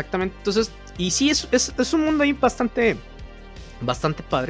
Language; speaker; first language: Spanish; native; Spanish